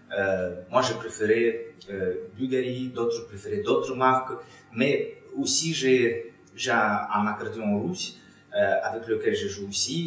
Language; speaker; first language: French; non-native, fluent; Russian